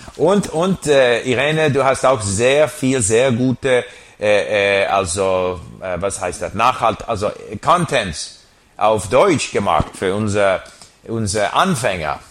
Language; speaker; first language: German; non-native, learner; English